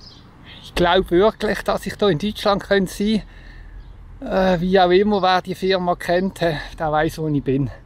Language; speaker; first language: German; native; German